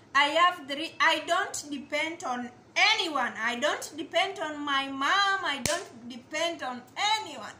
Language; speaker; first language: English; non-native, local second language; Kamba